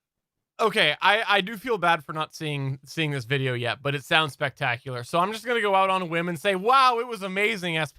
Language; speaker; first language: English; native; English